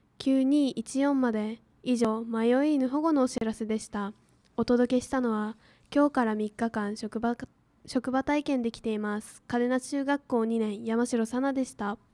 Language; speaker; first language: Japanese; native; Japanese